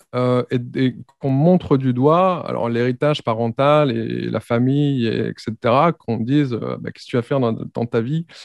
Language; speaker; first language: French; native; French